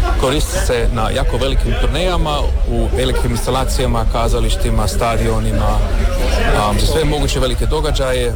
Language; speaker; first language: Croatian; early bilingual, heritage; Croatian